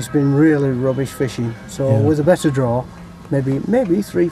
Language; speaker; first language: English; native; English